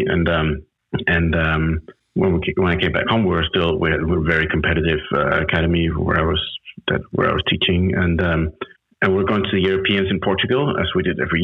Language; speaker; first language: English; non-native, fluent; Danish